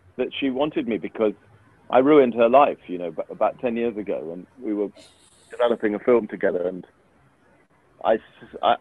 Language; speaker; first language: English; native; English